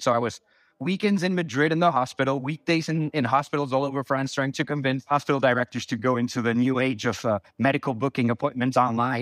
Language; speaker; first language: English; non-native, fluent; Spanish